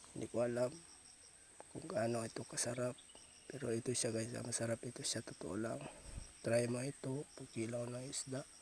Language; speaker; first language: Filipino; non-native, local second language; Cebuano